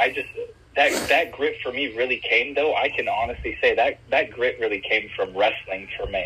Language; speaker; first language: English; native; English